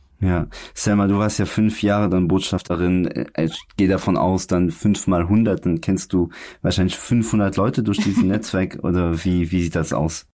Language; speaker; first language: German; native; German